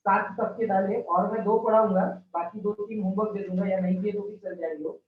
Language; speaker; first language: Hindi; non-native, local second language; Marathi